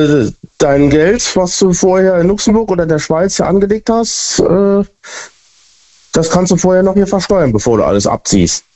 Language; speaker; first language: German; native; German